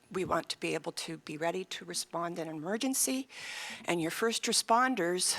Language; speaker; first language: English; native; English